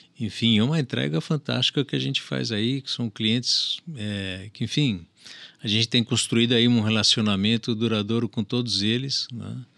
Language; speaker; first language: Portuguese; early bilingual, other home language; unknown